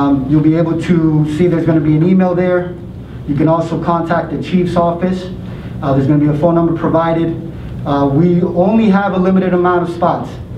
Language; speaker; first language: English; early bilingual, other home language; Spanish